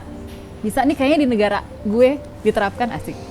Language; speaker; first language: Indonesian; native; Indonesian